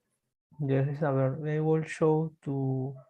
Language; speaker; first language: English; non-native, learner; Spanish